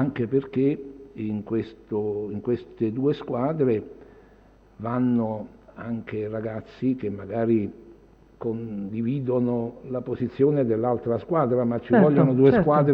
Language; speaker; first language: Italian; native; Italian